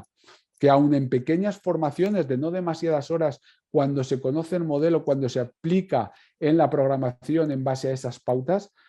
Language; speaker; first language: Spanish; native; Spanish